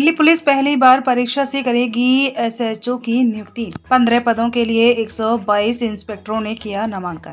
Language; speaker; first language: Hindi; native; Hindi